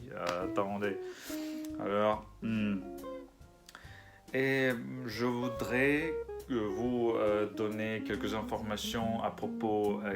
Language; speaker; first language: French; non-native, learner; Russian